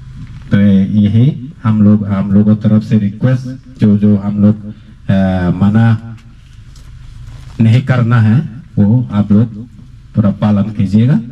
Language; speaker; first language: Hindi; non-native, local second language; Chakma